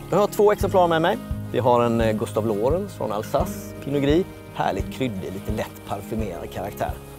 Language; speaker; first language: Swedish; native; Swedish